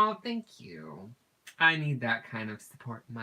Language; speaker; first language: English; native; English